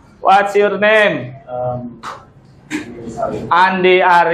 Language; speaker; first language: English; non-native, learner; Indonesian